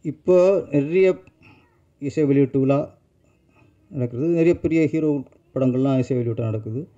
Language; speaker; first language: Tamil; native; Tamil